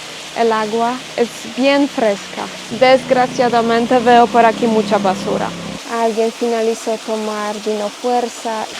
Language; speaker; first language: Spanish; non-native, learner; Polish